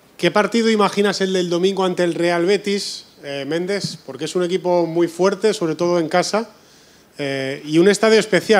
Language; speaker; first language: Spanish; native; Spanish